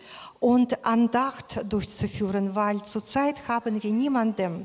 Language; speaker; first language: German; non-native, fluent; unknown